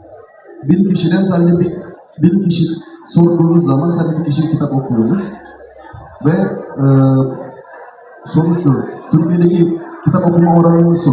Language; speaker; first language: Turkish; non-native, fluent; Indonesian